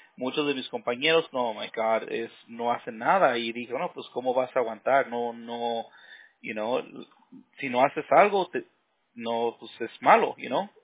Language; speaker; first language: Spanish; early bilingual, heritage; Spanish